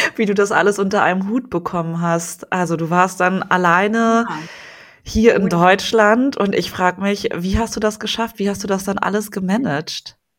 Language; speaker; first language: German; native; German